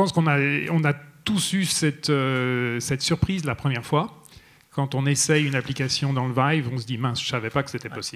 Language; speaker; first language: French; native; French